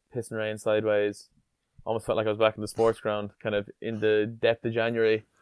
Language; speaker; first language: English; native; English